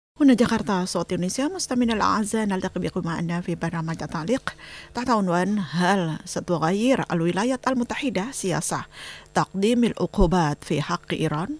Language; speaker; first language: Arabic; non-native, fluent; Indonesian